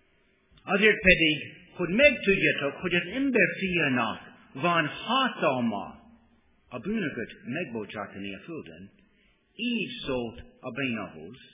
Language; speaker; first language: Hungarian; non-native, learner; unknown